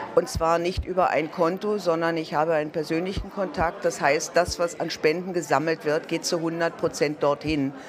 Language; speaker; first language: German; native; German